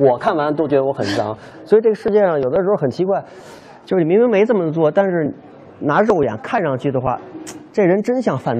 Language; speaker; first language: Chinese; native; Chinese